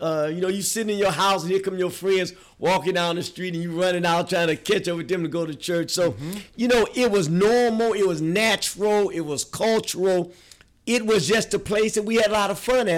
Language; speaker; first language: English; native; English